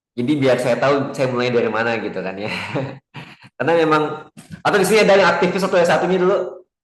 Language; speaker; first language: Indonesian; native; Indonesian